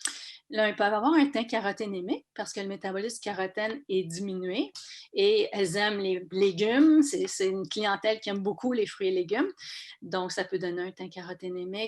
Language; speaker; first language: French; native; French